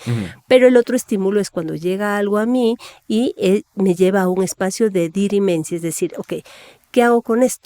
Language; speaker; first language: Spanish; native; Spanish